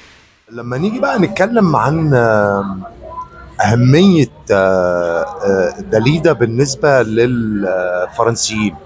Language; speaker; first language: Arabic; native; Arabic